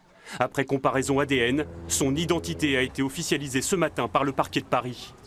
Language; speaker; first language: French; native; French